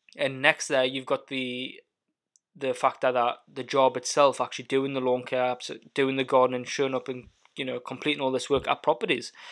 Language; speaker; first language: English; native; English